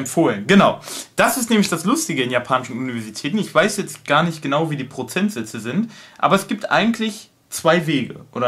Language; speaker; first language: German; native; German